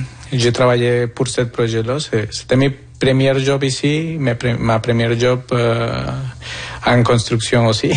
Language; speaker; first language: French; non-native, fluent; Spanish